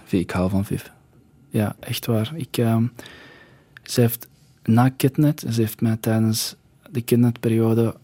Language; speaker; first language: Dutch; early bilingual, other home language; Arabic